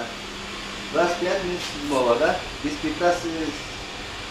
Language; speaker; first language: Russian; non-native, local second language; Uzbek